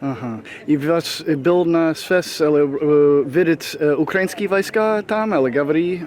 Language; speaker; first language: Russian; non-native, learner; English